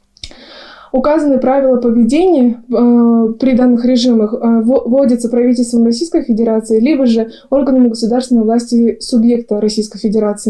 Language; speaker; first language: Russian; native; Russian